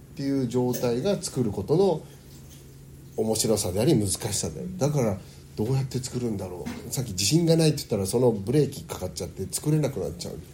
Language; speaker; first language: Japanese; early bilingual, heritage; Japanese